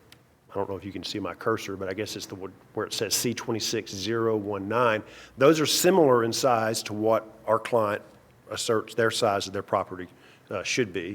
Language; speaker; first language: English; native; English